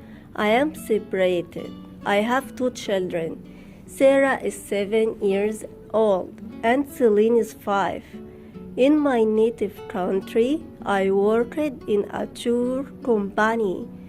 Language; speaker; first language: English; non-native, learner; Arabic